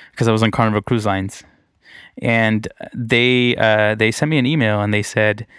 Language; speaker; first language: English; native; English